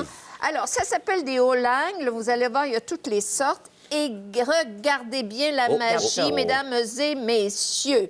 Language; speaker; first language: French; native; French